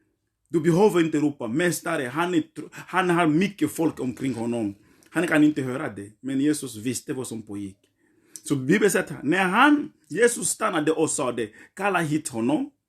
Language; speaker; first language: Swedish; non-native, fluent; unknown